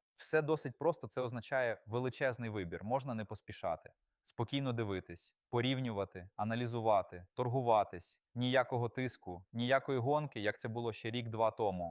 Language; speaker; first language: Ukrainian; native; Ukrainian